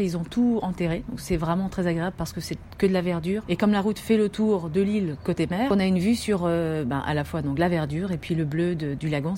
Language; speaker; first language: French; native; French